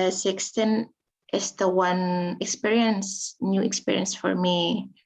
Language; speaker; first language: English; non-native, fluent; Indonesian